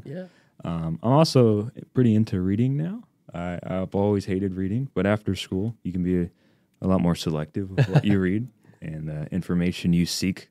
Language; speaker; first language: English; native; English